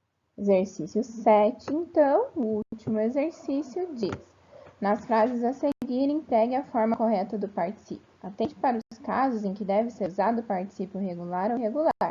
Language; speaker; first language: Portuguese; native; Portuguese